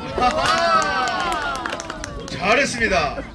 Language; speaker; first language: Korean; native; Korean